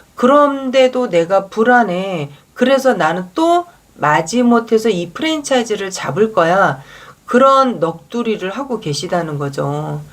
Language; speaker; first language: Korean; native; Korean